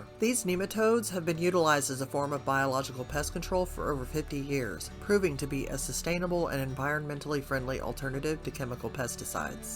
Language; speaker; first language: English; native; English